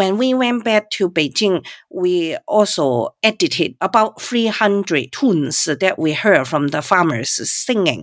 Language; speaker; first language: English; non-native, fluent; Cantonese